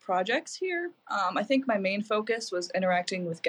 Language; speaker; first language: English; native; English